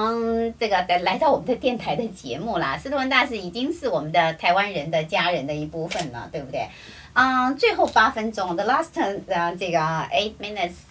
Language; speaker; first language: Chinese; native; Chinese